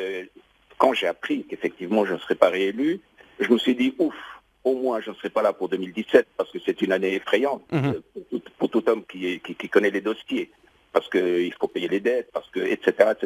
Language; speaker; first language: French; non-native, local second language; Arabic